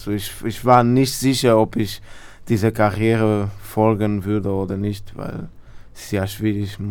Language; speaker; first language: German; non-native, fluent; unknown